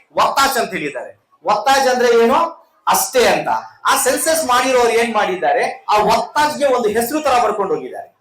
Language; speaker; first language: Kannada; non-native, local second language; Urdu